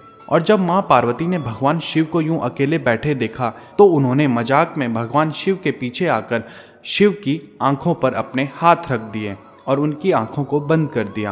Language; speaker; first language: Hindi; native; Hindi